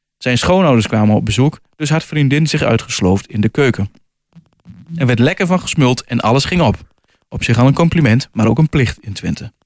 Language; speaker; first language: Dutch; native; Dutch